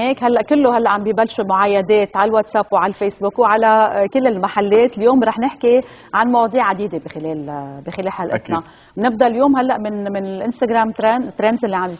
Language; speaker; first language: Arabic; native; Arabic